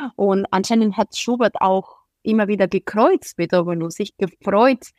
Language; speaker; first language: German; non-native, fluent; Spanish